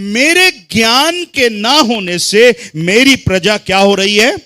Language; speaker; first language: Hindi; non-native, local second language; Telugu